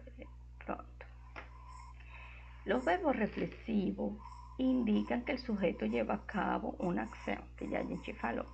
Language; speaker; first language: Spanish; non-native, fluent; Portuguese